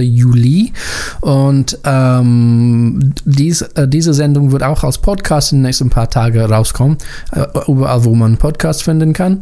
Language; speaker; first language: German; non-native, learner; English